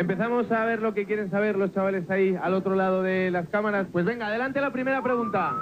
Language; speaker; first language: Spanish; native; Spanish